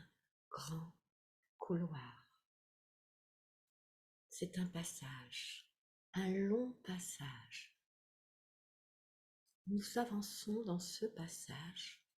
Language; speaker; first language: French; native; French